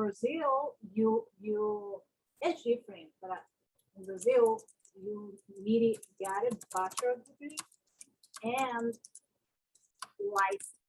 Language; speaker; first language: English; non-native, learner; Portuguese